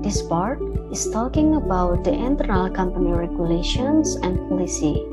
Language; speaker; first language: English; non-native, learner; Indonesian